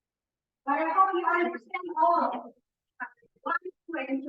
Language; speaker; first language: English; non-native, fluent; Indonesian